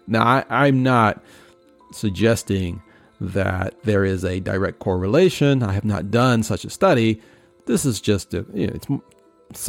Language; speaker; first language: English; native; English